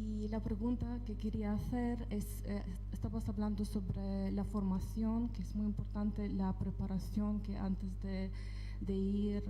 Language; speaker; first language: Spanish; non-native, fluent; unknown